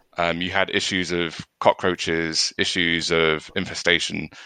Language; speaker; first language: English; native; English